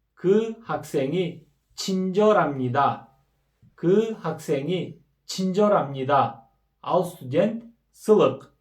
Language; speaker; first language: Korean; non-native, fluent; Kyrgyz